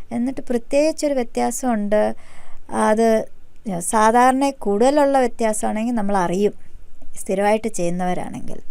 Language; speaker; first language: Malayalam; early bilingual, heritage; Malayalam